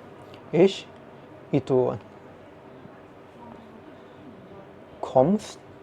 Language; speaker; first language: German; non-native, learner; Indonesian